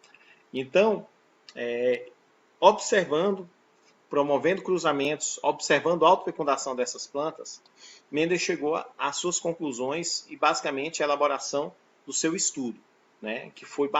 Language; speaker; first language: Portuguese; native; Portuguese